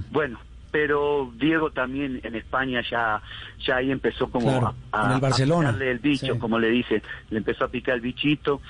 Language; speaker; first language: Spanish; native; Spanish